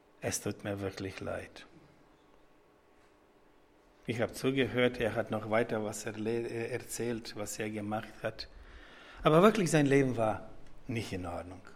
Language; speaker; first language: German; non-native, fluent; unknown